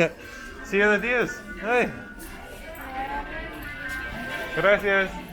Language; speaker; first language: Spanish; non-native, learner; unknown